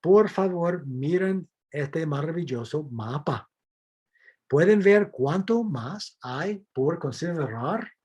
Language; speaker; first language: Spanish; non-native, fluent; English